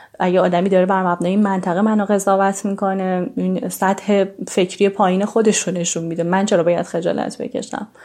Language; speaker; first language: Persian; native; Persian